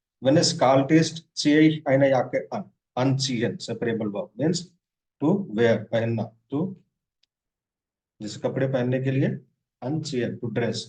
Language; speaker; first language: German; non-native, fluent; Hindi